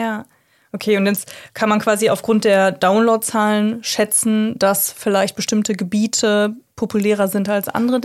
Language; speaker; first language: German; native; German